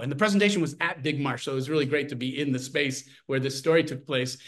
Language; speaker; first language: English; native; English